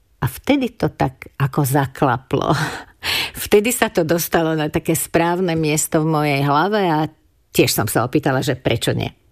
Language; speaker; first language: Slovak; non-native, local second language; Hungarian